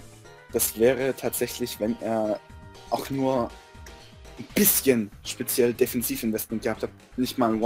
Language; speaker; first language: German; native; German